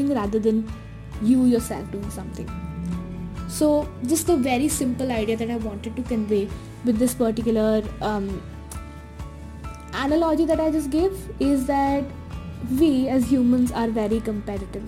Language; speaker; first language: English; non-native, local second language; Hindi